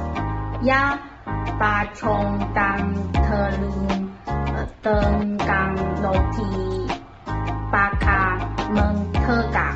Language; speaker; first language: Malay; non-native, learner; Chinese